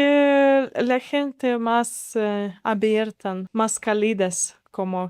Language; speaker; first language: Spanish; non-native, learner; Russian